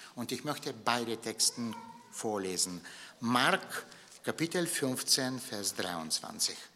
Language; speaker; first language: German; non-native, fluent; Bulgarian